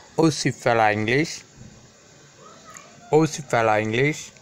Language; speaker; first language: Portuguese; non-native, learner; Tamil